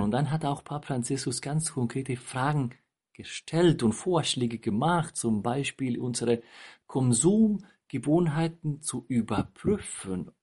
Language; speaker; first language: German; non-native, fluent; Spanish